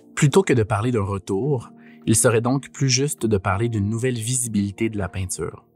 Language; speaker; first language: French; native; French